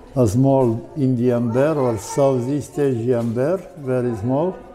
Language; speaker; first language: English; non-native, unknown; Romanian